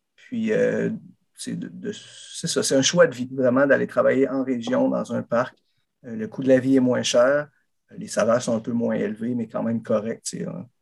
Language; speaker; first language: French; native; French